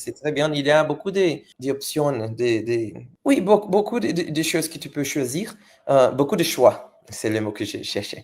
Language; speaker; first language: French; non-native, fluent; Portuguese